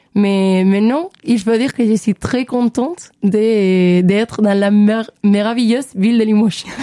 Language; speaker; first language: French; non-native, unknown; Spanish